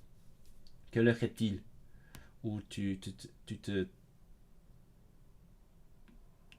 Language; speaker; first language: French; non-native, fluent; Cantonese